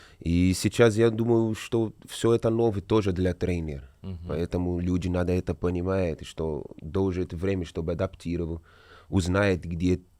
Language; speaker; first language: Russian; non-native, learner; Portuguese